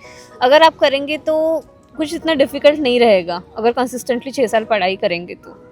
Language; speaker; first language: Hindi; native; Hindi